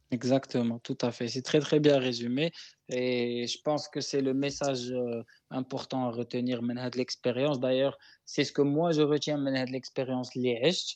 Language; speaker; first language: French; non-native, local second language; Arabic